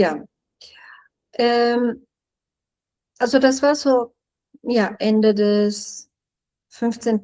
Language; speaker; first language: German; non-native, fluent; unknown